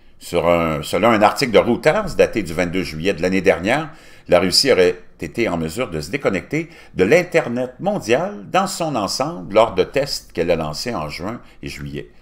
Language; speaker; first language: French; native; French